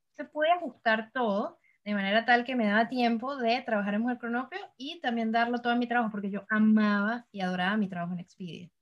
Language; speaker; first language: Spanish; native; Spanish